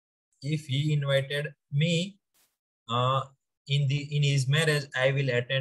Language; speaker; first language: English; non-native, local second language; Gujarati